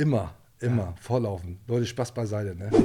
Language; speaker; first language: German; native; German